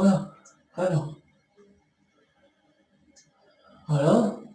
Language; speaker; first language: French; native; French